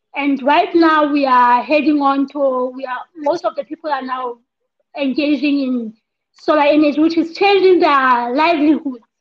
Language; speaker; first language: English; non-native, local second language; Southern Sotho